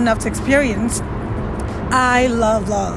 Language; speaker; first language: English; non-native, local second language; Wolof